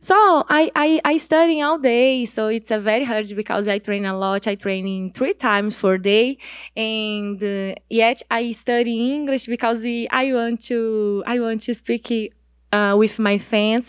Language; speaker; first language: English; non-native, learner; Portuguese